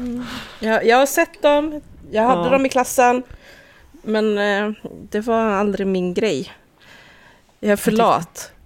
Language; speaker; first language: Swedish; native; Swedish